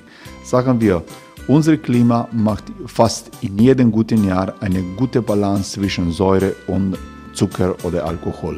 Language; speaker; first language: German; non-native, learner; Croatian